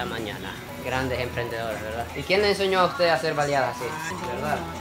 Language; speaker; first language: Spanish; non-native, fluent; Japanese